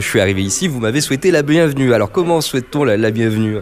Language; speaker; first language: French; native; French